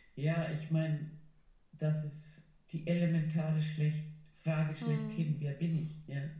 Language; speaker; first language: German; non-native, fluent; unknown